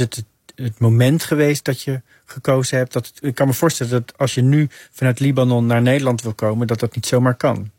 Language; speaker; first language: Dutch; native; Dutch